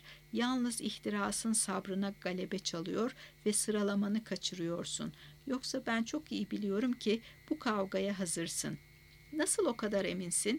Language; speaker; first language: Turkish; native; Turkish